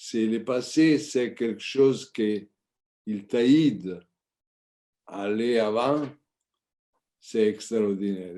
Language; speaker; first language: French; non-native, learner; Italian